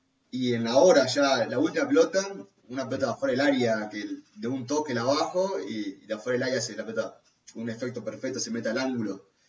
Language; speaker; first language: Spanish; native; Spanish